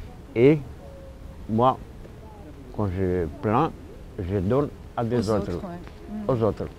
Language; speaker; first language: French; non-native, fluent; Romanian